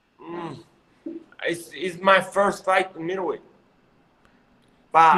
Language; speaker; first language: English; non-native, learner; Spanish